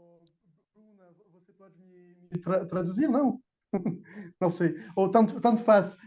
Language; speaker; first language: Portuguese; non-native, fluent; French